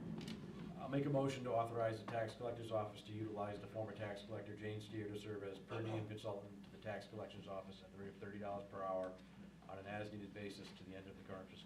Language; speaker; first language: English; native; English